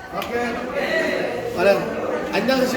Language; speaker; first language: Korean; non-native, fluent; Bangla